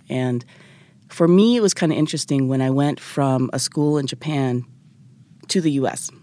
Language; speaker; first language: English; early bilingual, other home language; Japanese